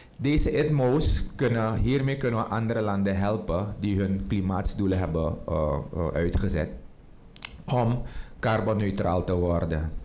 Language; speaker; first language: Dutch; native; Dutch